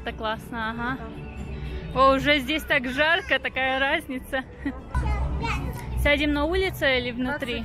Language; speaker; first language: Russian; non-native, fluent; English